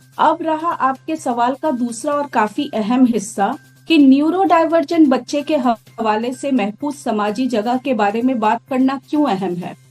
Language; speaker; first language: Urdu; native; Urdu